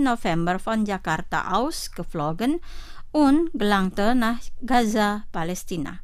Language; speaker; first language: German; non-native, fluent; Indonesian